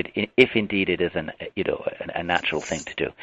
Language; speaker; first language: English; native; English